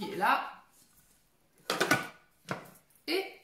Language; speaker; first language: French; native; French